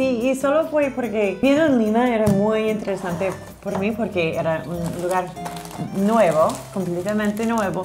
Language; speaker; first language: Spanish; non-native, learner; English